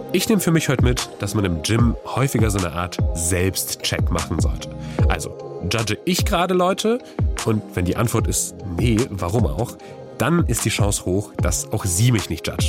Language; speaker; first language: German; native; German